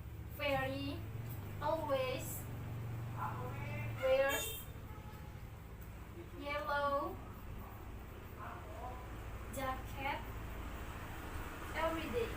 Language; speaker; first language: English; non-native, learner; Indonesian